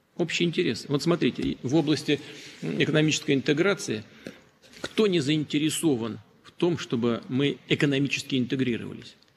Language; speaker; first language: Russian; native; Russian